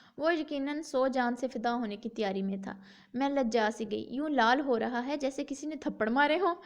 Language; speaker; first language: Urdu; native; Urdu